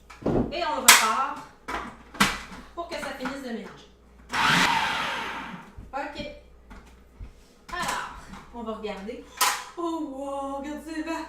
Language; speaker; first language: French; native; French